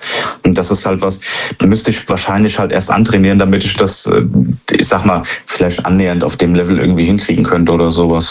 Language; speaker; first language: German; native; German